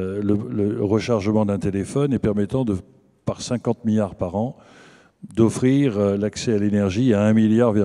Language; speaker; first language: French; native; French